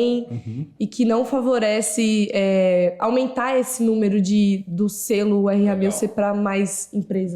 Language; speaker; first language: Portuguese; native; Portuguese